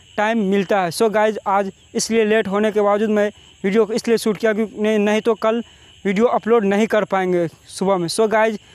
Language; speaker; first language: Hindi; native; Hindi